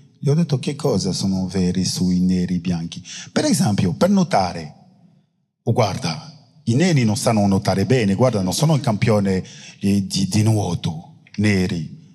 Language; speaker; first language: Italian; non-native, fluent; French